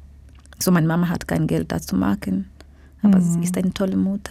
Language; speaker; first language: German; non-native, fluent; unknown